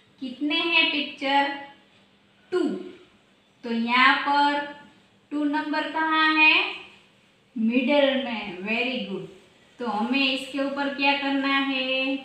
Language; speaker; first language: Hindi; non-native, local second language; Gujarati